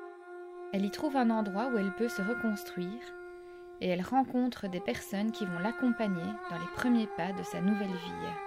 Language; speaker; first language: French; native; French